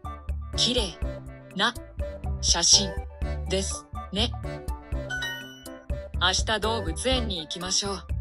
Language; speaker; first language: Japanese; non-native, learner; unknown